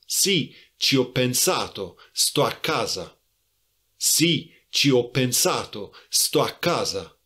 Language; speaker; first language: Italian; non-native, fluent; Persian